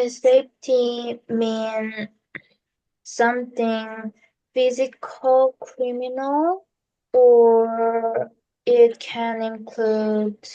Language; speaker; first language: English; non-native, learner; Korean